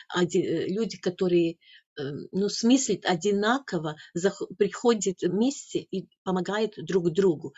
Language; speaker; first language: Russian; non-native, fluent; Latvian